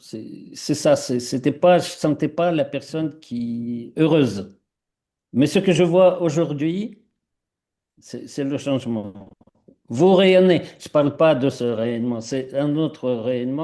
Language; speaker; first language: French; non-native, fluent; Russian